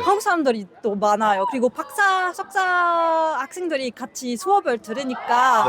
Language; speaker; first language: Korean; non-native, learner; French